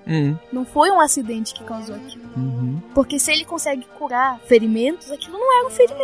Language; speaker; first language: Portuguese; native; Portuguese